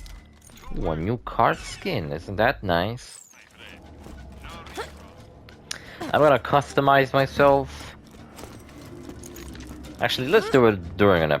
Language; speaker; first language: English; non-native, fluent; Polish